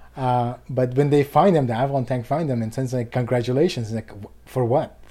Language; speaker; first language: English; non-native, fluent; Persian